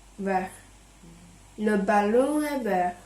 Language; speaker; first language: French; non-native, learner; Chinese